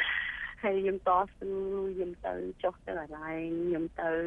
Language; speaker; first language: Khmer; early bilingual, heritage; Khmer